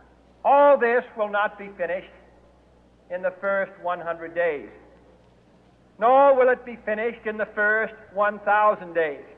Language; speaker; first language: English; native; English